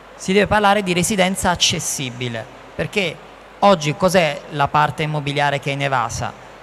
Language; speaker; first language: Italian; native; Italian